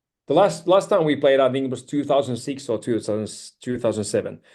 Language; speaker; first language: English; non-native, fluent; Finnish